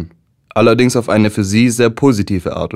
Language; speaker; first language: German; native; German